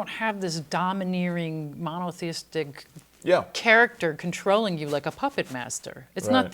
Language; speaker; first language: English; native; English